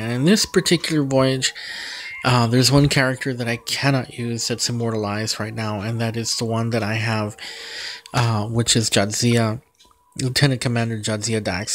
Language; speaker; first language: English; native; English